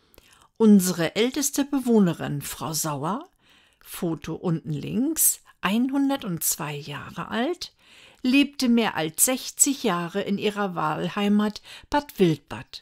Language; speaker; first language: German; native; German